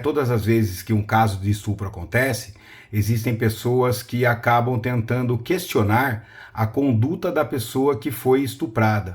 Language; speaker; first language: Portuguese; native; Portuguese